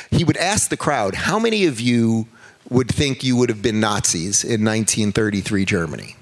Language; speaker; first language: English; native; English